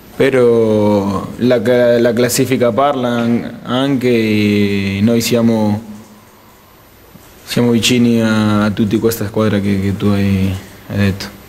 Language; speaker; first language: Italian; non-native, fluent; Spanish